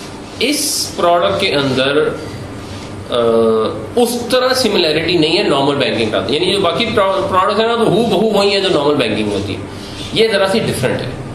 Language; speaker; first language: Urdu; native; Urdu